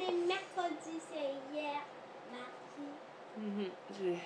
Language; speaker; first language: French; native; French